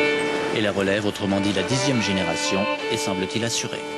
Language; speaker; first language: French; native; French